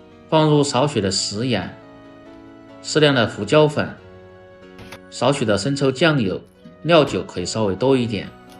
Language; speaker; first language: Chinese; native; Chinese